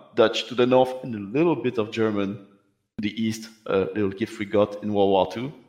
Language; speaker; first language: English; non-native, fluent; French